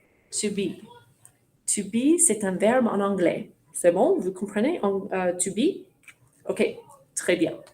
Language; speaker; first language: French; non-native, fluent; English